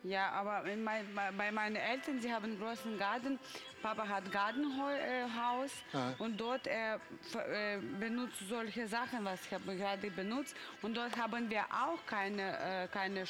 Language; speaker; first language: German; non-native, fluent; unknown